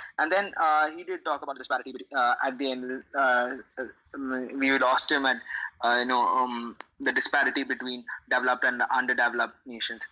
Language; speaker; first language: English; non-native, local second language; Malayalam